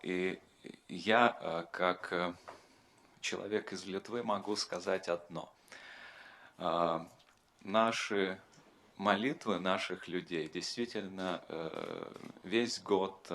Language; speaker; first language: Russian; non-native, fluent; Lithuanian